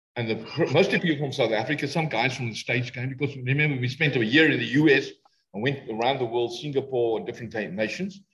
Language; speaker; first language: English; non-native, local second language; Afrikaans